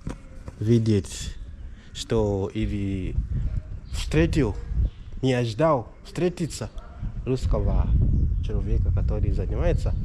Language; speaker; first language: Russian; non-native, learner; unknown